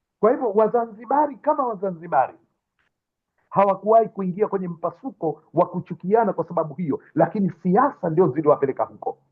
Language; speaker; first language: Swahili; native; Swahili